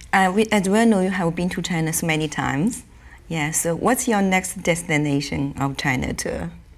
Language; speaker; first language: English; non-native, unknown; Chinese